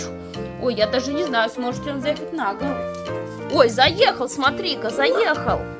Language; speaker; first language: Russian; native; Russian